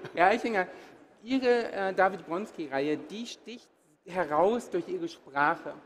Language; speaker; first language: German; native; German